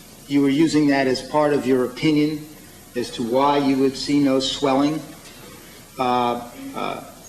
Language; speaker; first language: English; native; English